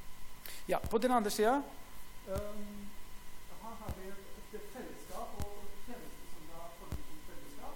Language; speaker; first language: Norwegian; non-native, fluent; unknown